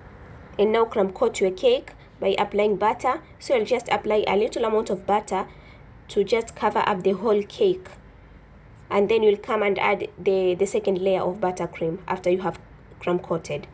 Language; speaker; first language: English; non-native, local second language; Swahili